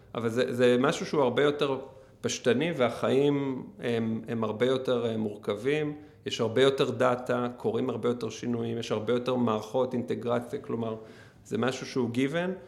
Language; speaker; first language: Hebrew; native; Hebrew